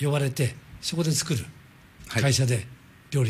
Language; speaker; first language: Japanese; native; Japanese